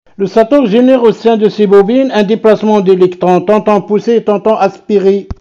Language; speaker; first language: French; non-native, local second language; Arabic